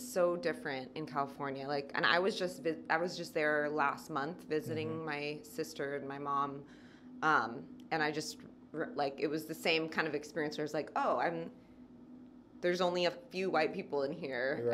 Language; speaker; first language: English; native; English